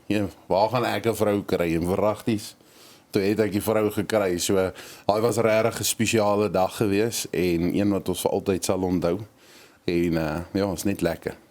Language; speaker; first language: Afrikaans; native; Afrikaans